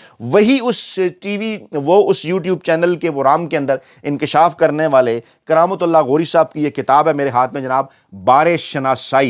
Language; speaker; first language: Urdu; native; Urdu